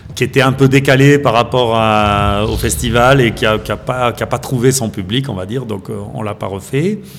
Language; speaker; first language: French; native; French